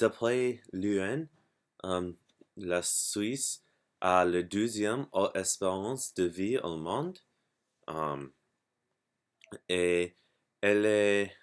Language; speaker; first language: French; non-native, learner; English